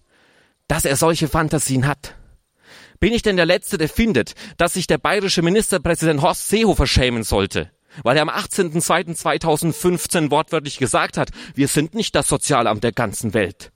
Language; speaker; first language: German; native; German